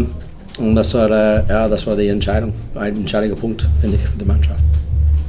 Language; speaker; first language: German; non-native, learner; English